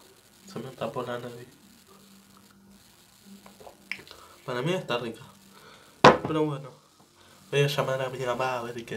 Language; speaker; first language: Spanish; native; Spanish